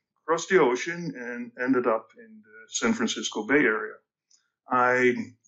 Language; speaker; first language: English; non-native, fluent; Dutch